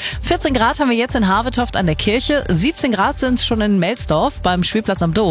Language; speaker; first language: German; native; German